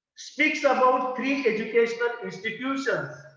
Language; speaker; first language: English; non-native, local second language; Marathi